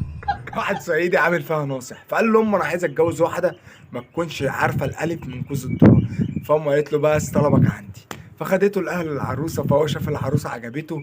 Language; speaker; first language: Arabic; native; Arabic